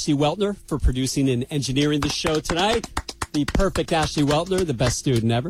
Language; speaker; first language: English; native; English